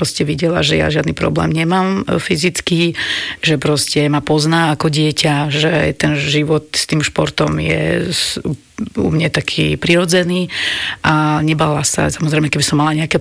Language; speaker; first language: Slovak; native; Slovak